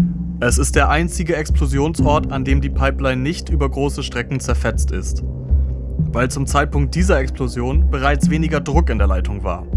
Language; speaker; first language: German; native; German